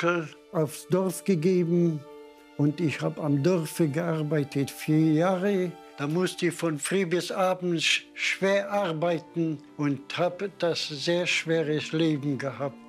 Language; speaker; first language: German; non-native, fluent; Polish